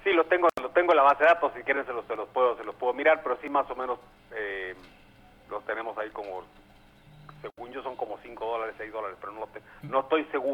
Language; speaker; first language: Spanish; native; Spanish